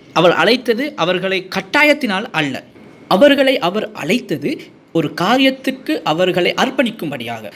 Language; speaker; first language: Tamil; non-native, fluent; English